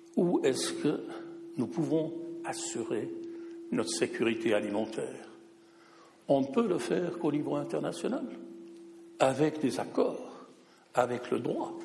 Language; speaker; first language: French; non-native, local second language; German